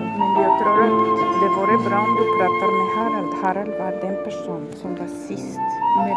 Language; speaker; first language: Swedish; non-native, fluent; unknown